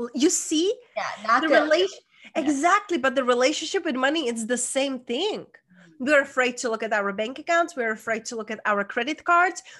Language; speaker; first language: English; non-native, fluent; Czech